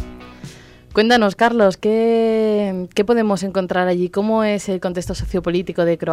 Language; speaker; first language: Spanish; native; Spanish